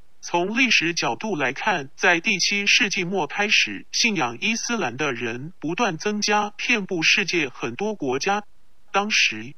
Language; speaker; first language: Chinese; non-native, local second language; Cantonese